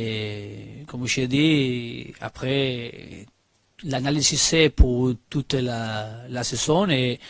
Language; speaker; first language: French; non-native, learner; Spanish